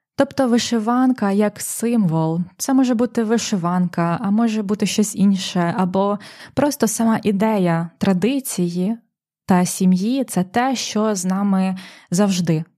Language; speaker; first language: Ukrainian; native; Ukrainian